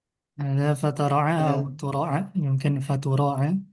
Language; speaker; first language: Arabic; non-native, fluent; Indonesian